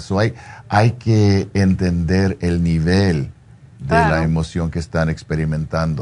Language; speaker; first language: Spanish; non-native, fluent; English